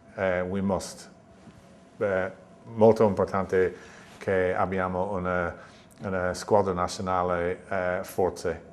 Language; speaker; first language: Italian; non-native, learner; English